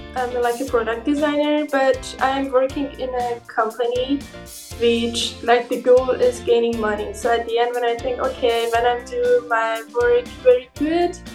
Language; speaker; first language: English; non-native, fluent; Persian